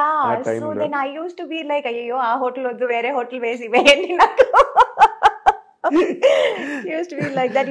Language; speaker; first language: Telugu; non-native, local second language; Tamil